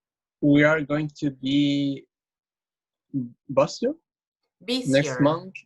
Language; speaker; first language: English; non-native, learner; Spanish